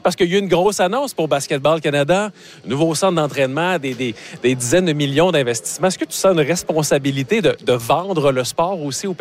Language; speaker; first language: French; native; French